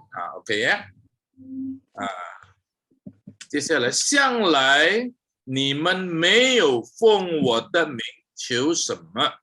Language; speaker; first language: Chinese; early bilingual, heritage; Chinese